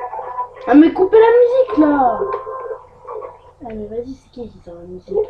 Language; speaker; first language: French; native; French